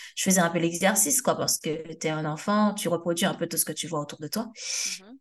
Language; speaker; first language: French; non-native, local second language; Haitian Creole